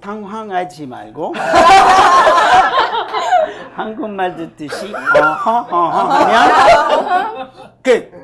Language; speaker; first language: Korean; non-native, learner; French